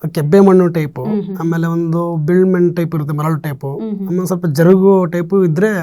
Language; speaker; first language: Kannada; native; Kannada